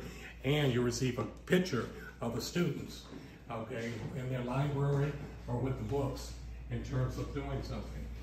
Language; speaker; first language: English; native; English